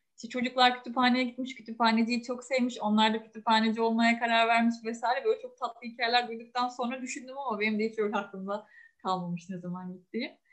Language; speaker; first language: Turkish; native; Turkish